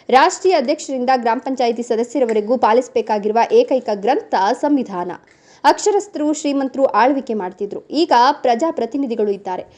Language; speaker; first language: Kannada; native; Kannada